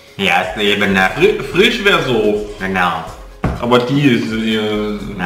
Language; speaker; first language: German; non-native, learner; Indonesian